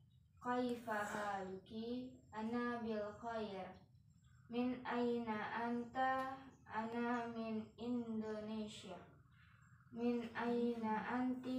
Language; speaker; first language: Arabic; non-native, learner; Indonesian